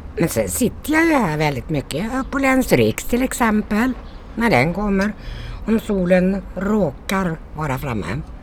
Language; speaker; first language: Swedish; native; Swedish